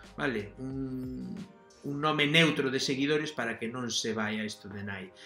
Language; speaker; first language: Galician; non-native, local second language; Spanish